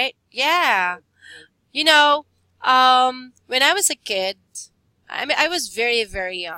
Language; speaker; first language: English; non-native, learner; Chinese